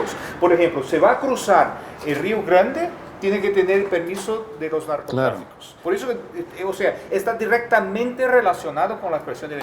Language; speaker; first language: Spanish; non-native, fluent; Portuguese